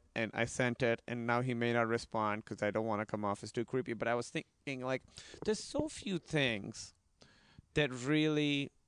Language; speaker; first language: English; non-native, local second language; Urdu